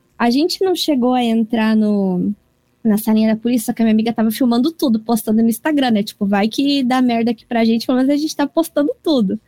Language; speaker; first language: Portuguese; early bilingual, heritage; Portuguese